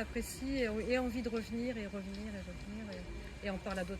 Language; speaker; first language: French; native; French